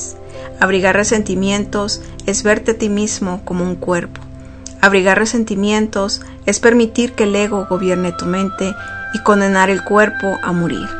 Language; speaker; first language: Spanish; native; Spanish